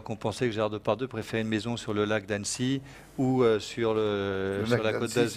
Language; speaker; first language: French; native; French